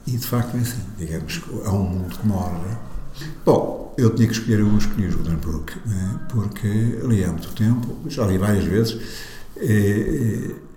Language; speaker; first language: Portuguese; native; Portuguese